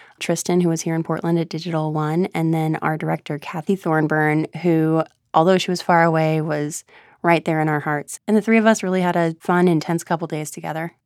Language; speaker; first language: English; native; English